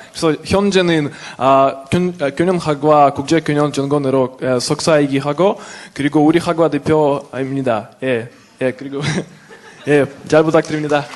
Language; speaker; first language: Korean; non-native, fluent; Russian